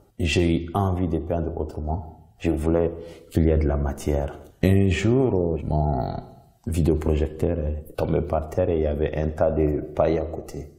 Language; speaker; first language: French; non-native, local second language; Bambara